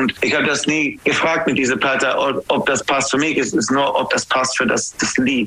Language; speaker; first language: German; non-native, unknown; English